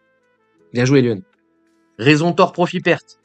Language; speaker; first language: French; native; French